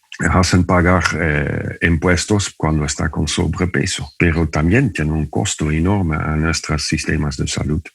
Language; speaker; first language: Spanish; non-native, fluent; Dutch